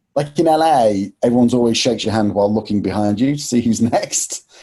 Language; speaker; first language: English; native; English